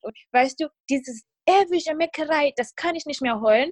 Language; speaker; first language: German; non-native, fluent; North Ndebele